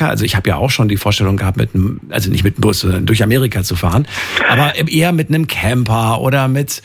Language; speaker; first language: German; native; German